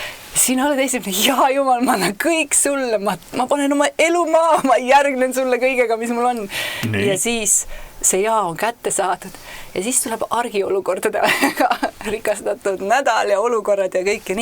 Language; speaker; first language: Estonian; native; Estonian